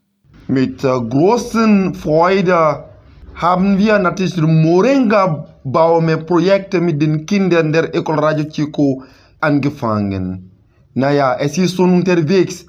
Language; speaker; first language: German; non-native, fluent; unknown